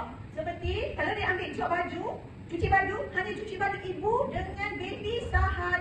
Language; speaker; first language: Malay; native; Malay